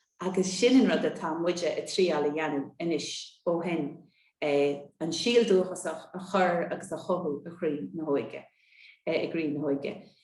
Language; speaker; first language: Irish; native; Irish